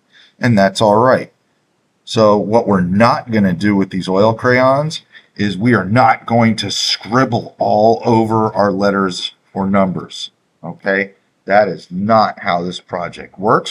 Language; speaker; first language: English; native; English